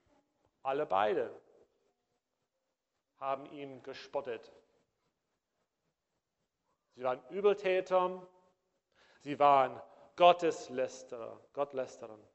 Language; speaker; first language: German; non-native, fluent; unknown